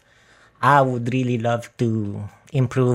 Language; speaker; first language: English; non-native, local second language; Filipino